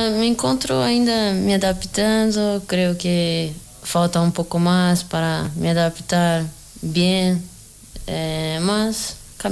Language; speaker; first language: Spanish; non-native, learner; Portuguese